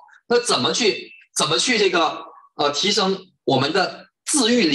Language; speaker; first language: Chinese; native; Chinese